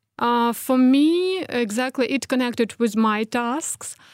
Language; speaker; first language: English; non-native, fluent; Ukrainian